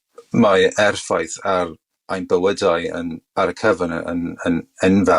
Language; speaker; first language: Welsh; non-native, local second language; English